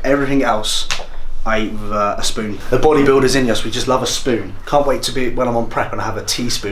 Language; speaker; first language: English; native; English